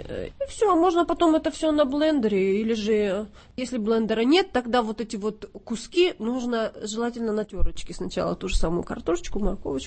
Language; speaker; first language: Russian; native; Russian